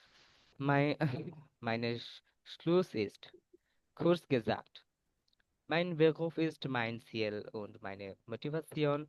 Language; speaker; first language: German; non-native, learner; Bangla